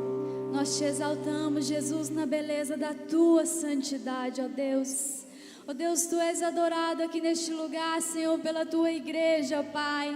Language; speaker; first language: Portuguese; native; Portuguese